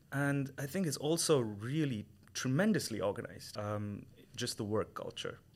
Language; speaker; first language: English; non-native, local second language; Tamil